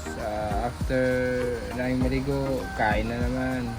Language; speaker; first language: Filipino; native; Filipino